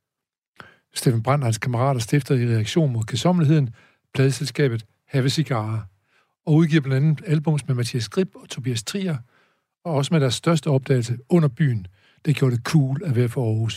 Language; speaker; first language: Danish; native; Danish